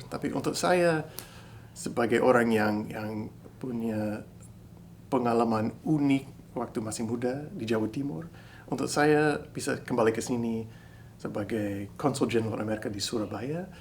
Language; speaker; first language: Indonesian; non-native, fluent; English